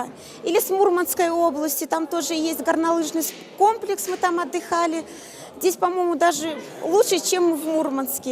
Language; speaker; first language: Russian; native; Russian